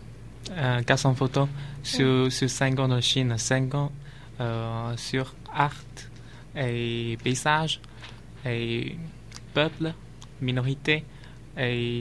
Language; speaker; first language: French; non-native, learner; Chinese